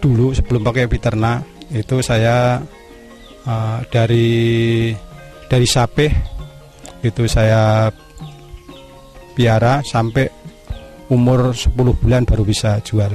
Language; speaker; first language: Indonesian; non-native, local second language; Javanese